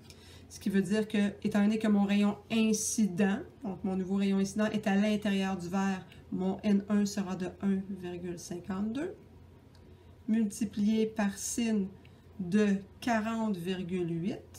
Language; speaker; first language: French; native; French